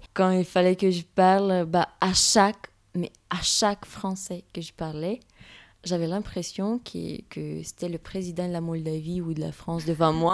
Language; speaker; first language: French; non-native, fluent; Romanian